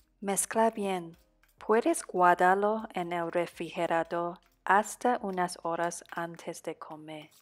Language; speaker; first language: Spanish; non-native, fluent; Cantonese